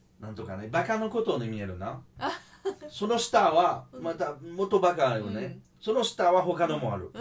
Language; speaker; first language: Japanese; non-native, fluent; French